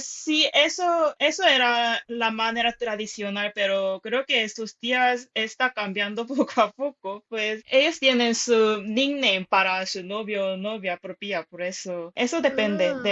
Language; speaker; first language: Spanish; non-native, fluent; Korean